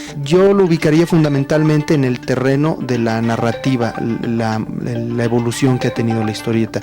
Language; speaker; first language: Spanish; native; Spanish